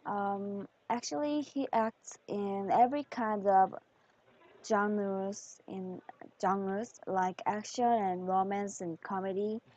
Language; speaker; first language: English; non-native, learner; Korean